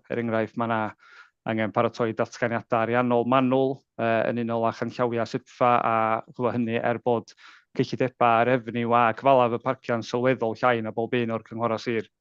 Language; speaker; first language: Welsh; native; Welsh